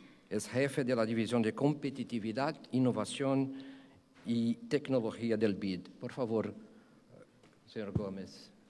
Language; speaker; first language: Spanish; non-native, fluent; Portuguese